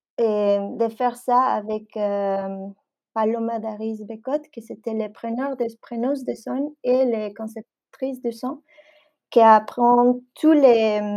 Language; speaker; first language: French; non-native, fluent; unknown